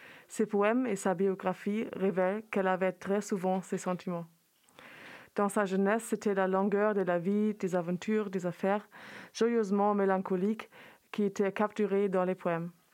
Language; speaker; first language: French; non-native, fluent; German